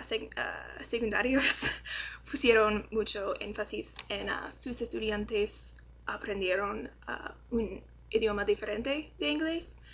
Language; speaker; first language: Spanish; non-native, learner; English